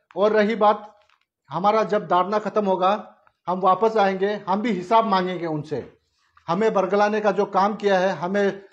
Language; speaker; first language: Hindi; non-native, local second language; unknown